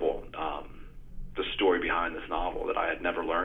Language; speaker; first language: English; native; English